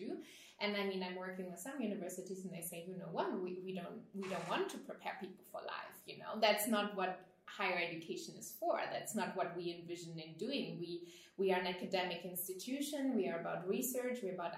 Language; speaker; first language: English; non-native, fluent; German